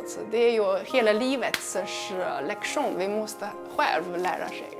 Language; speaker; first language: Swedish; non-native, fluent; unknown